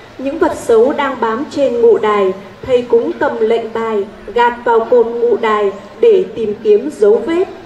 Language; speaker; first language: Vietnamese; native; Vietnamese